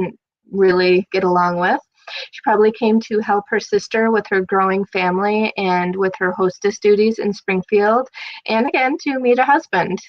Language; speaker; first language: English; native; English